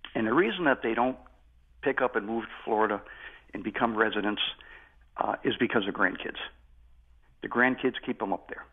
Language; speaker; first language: English; native; English